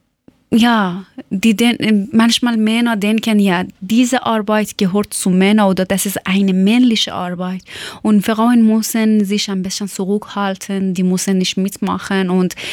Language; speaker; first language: German; non-native, fluent; Persian